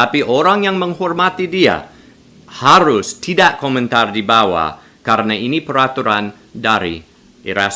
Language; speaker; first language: Indonesian; non-native, learner; English